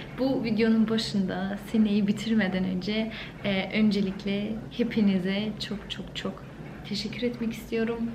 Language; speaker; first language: Turkish; early bilingual, heritage; Turkish